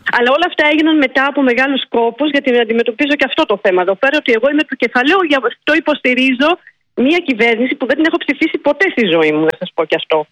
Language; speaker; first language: Greek; native; Greek